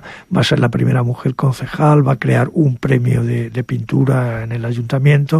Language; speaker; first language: Spanish; native; Spanish